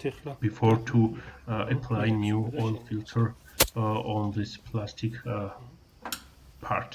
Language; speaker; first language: English; non-native, learner; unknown